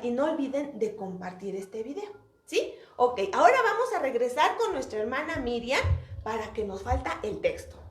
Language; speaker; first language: Spanish; native; Spanish